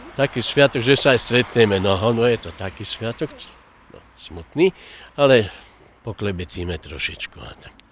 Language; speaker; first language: Slovak; native; Slovak